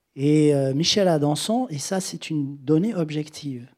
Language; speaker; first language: French; native; French